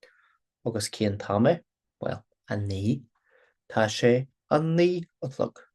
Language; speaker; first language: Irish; non-native, local second language; English